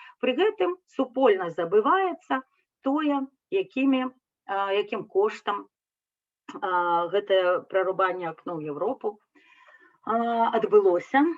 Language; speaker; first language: Belarusian; native; Belarusian